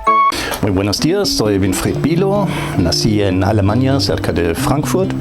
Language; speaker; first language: Spanish; non-native, fluent; German